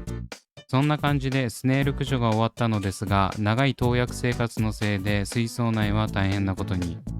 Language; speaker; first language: Japanese; native; Japanese